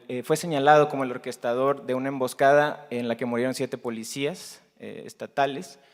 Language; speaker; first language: Spanish; native; Spanish